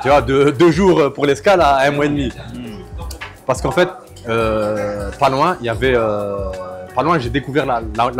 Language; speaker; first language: French; native; French